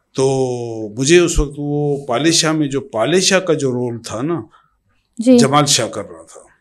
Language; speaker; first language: Urdu; native; Urdu